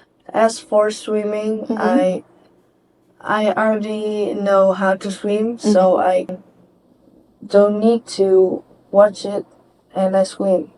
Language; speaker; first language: English; non-native, learner; Vietnamese